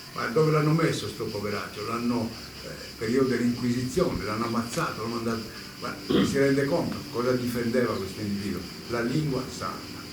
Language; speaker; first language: Italian; non-native, local second language; Sardinian